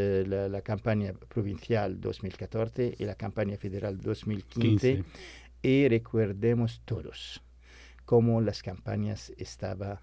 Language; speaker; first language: Spanish; non-native, fluent; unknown